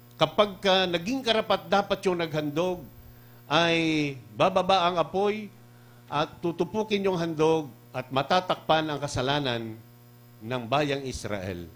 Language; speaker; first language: Filipino; non-native, local second language; Cebuano